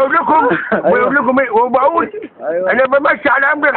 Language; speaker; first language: Arabic; native; Arabic